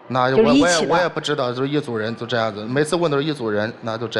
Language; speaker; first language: Chinese; native; Chinese